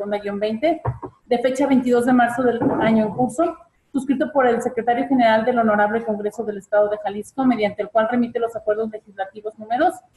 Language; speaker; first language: Spanish; native; Spanish